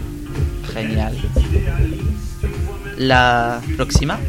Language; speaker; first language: Spanish; non-native, learner; French